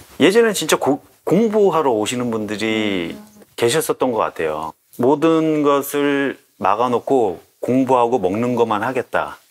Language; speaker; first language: Korean; native; Korean